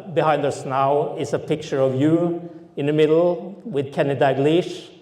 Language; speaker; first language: English; non-native, fluent; Norwegian